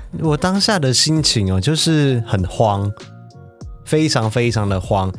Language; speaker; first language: Chinese; native; Chinese